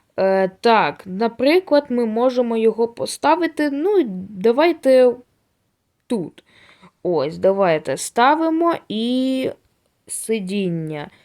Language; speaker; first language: Ukrainian; native; Ukrainian